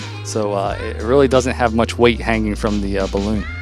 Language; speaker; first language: English; native; English